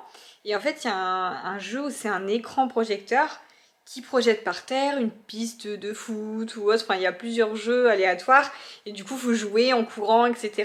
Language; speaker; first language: French; native; French